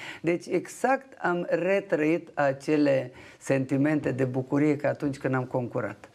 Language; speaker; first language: Romanian; non-native, local second language; Ukrainian